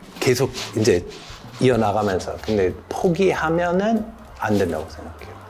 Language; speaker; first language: Korean; non-native, fluent; English